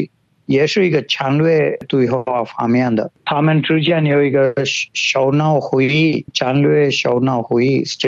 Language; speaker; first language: Chinese; non-native, fluent; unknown